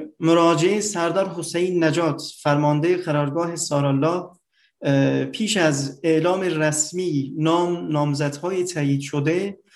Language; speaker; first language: Persian; non-native, fluent; Turkish